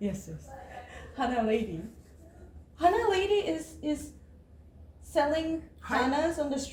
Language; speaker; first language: English; non-native, fluent; Japanese